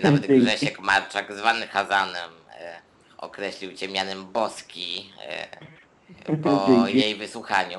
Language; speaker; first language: Polish; native; Polish